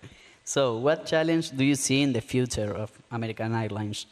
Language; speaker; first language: English; non-native, learner; Spanish